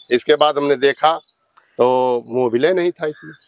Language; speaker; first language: Hindi; native; Hindi